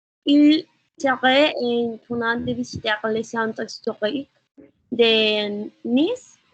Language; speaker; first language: French; non-native, learner; Spanish